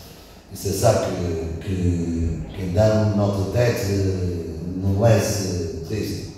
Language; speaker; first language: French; non-native, learner; Portuguese